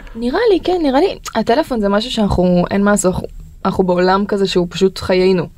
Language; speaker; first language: Hebrew; early bilingual, other home language; Russian